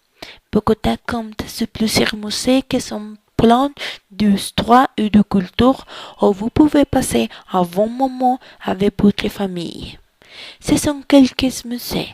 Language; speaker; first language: French; non-native, learner; Spanish